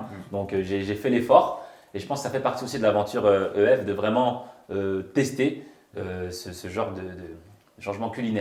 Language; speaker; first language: French; native; French